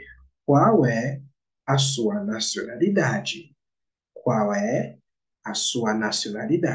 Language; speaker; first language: Portuguese; non-native, learner; Haitian Creole